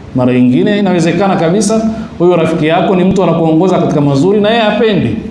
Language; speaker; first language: Swahili; native; Swahili